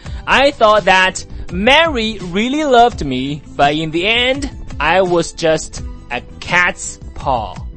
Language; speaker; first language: English; non-native, fluent; Chinese